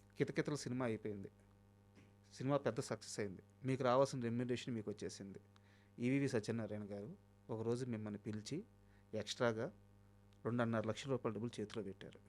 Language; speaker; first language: Telugu; native; Telugu